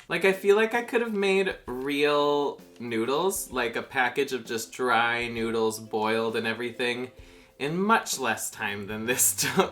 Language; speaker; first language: English; native; English